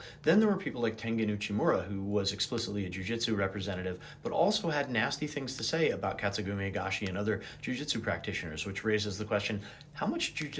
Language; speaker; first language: English; native; English